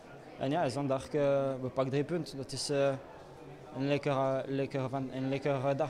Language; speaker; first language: Dutch; non-native, learner; Italian